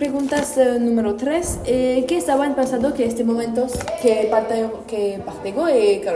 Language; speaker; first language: Spanish; non-native, learner; French